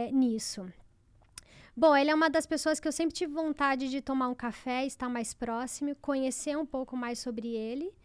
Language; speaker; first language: Portuguese; native; Portuguese